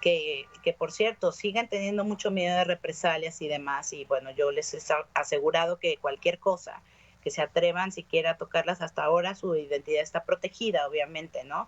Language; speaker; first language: Spanish; native; Spanish